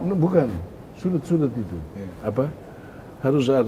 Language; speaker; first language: Indonesian; non-native, fluent; Tetum